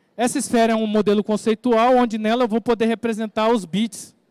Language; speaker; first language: Portuguese; native; Portuguese